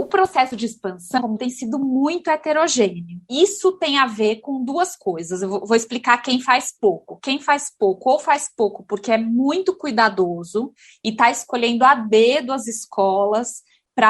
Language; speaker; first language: Portuguese; native; Portuguese